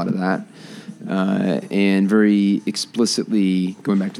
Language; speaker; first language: English; native; English